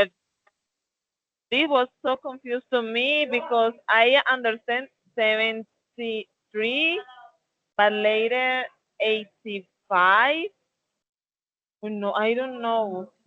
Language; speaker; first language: English; non-native, learner; Spanish